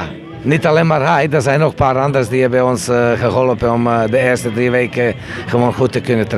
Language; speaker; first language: Dutch; non-native, fluent; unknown